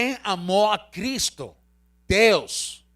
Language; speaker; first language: Portuguese; non-native, learner; Spanish